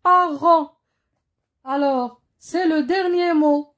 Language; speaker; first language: French; non-native, local second language; Arabic